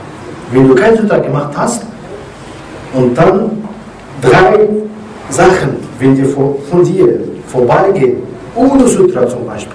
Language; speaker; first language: German; non-native, learner; Arabic